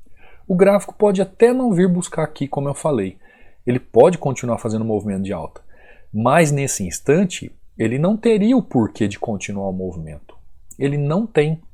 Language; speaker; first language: Portuguese; native; Portuguese